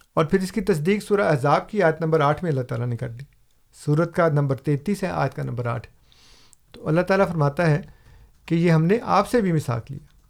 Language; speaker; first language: Urdu; non-native, local second language; Punjabi